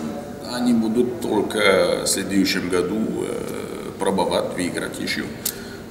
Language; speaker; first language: Russian; non-native, learner; French